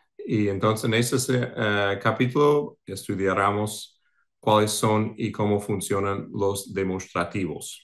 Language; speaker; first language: Spanish; non-native, fluent; English